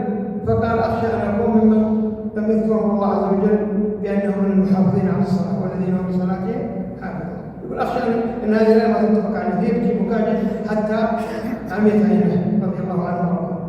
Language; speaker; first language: Arabic; native; Arabic